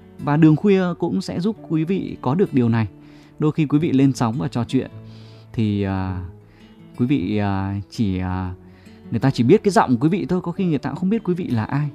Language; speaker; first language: Vietnamese; native; Vietnamese